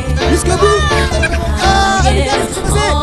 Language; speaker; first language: French; native; French